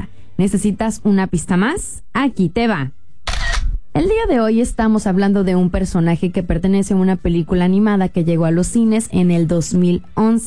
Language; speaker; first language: Spanish; native; Spanish